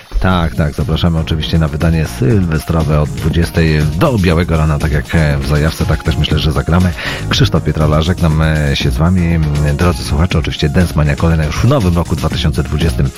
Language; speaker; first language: Polish; native; Polish